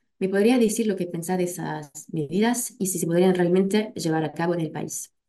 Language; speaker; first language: Spanish; non-native, fluent; French